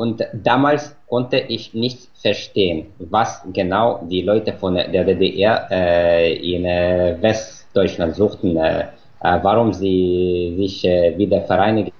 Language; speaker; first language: German; non-native, fluent; Russian